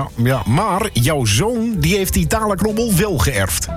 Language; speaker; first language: Dutch; native; Dutch